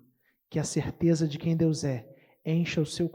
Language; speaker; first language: Portuguese; native; Portuguese